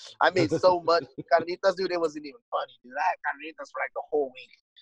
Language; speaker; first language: English; native; English